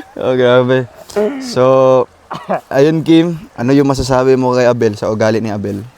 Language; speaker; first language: Filipino; non-native, local second language; Cebuano